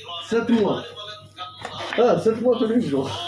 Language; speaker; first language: French; non-native, learner; Arabic